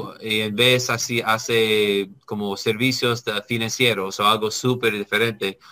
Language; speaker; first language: Spanish; non-native, learner; English